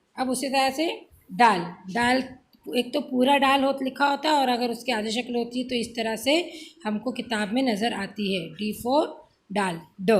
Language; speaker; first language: Urdu; native; Urdu